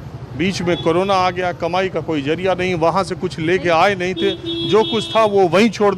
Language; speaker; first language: Hindi; native; Hindi